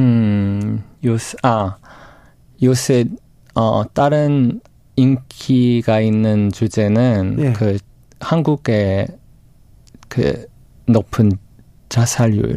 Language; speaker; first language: Korean; non-native, fluent; English